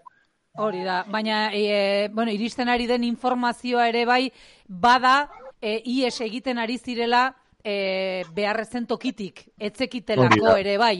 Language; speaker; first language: Basque; native; Basque